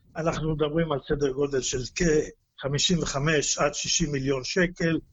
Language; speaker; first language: Hebrew; native; Hebrew